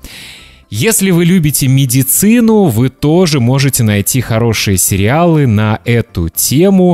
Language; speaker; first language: Russian; native; Russian